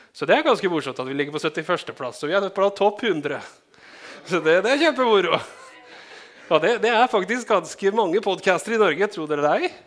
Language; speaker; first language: Norwegian; native; Norwegian